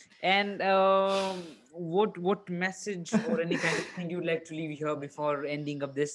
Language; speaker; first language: English; non-native, local second language; Hindi